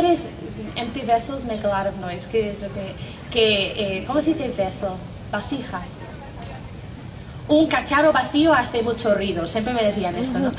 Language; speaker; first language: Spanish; non-native, fluent; English